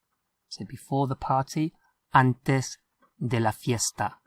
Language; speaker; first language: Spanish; non-native, fluent; English